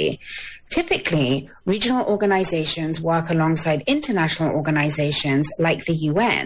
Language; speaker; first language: English; native; English